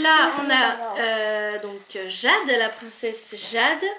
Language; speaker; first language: French; native; French